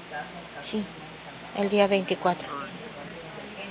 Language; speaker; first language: Spanish; native; Spanish